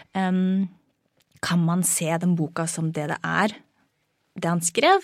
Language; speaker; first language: Norwegian; non-native, fluent; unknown